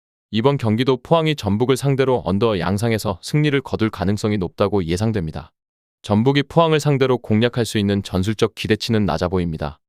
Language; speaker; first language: Korean; native; Korean